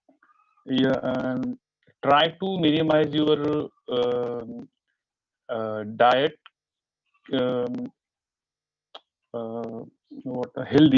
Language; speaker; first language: English; non-native, learner; Marathi